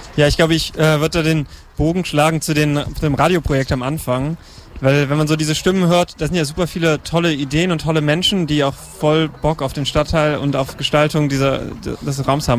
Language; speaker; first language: German; native; German